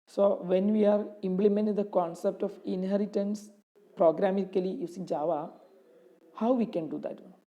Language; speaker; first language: English; non-native, local second language; Malayalam